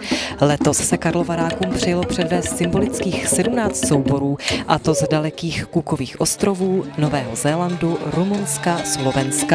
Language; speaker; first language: Czech; native; Czech